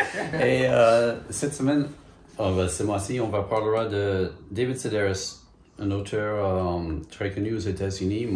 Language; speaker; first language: French; non-native, fluent; English